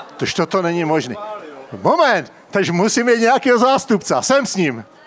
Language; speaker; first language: Czech; native; Czech